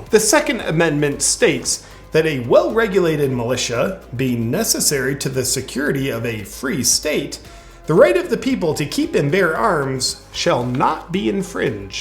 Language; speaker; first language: English; native; English